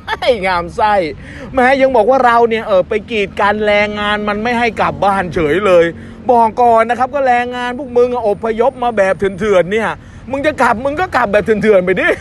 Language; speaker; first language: Thai; native; Thai